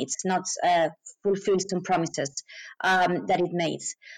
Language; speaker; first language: English; non-native, fluent; Spanish